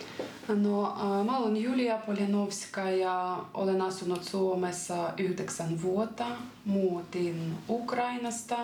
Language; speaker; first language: Finnish; non-native, fluent; Ukrainian